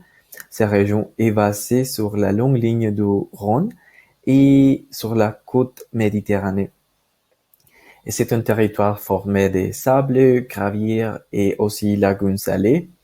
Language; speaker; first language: French; non-native, learner; Spanish